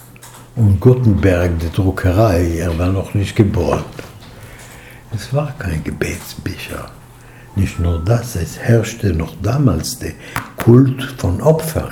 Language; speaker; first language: German; non-native, fluent; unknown